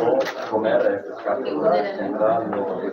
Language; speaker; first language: Spanish; non-native, learner; Chinese